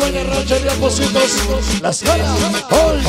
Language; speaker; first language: Spanish; native; Spanish